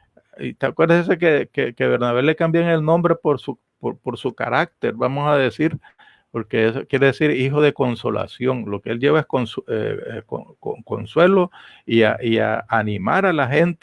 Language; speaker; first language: Spanish; native; Spanish